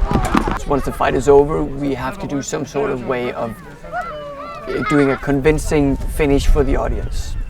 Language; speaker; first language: English; non-native, fluent; Danish